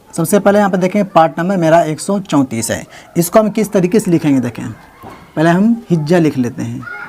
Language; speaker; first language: Hindi; native; Hindi